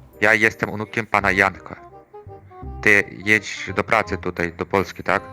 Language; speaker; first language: Polish; non-native, learner; Ukrainian